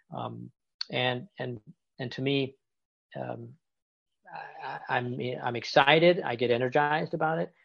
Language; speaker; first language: English; native; English